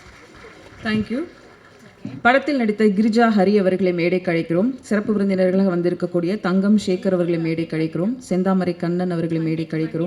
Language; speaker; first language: Tamil; native; Tamil